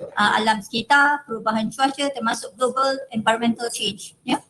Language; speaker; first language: Malay; native; Malay